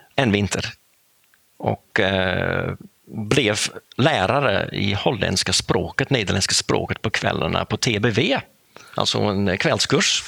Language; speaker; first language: Swedish; non-native, fluent; Dutch